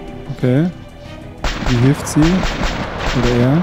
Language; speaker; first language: German; native; German